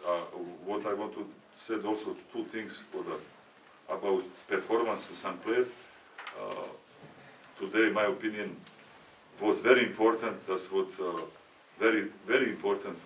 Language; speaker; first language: English; non-native, learner; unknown